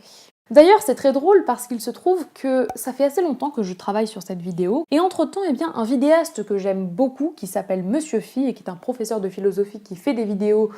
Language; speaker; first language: French; native; French